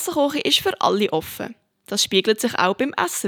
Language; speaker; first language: German; native; German